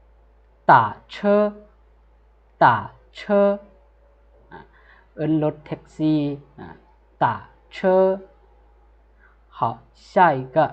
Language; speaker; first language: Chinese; non-native, fluent; Lao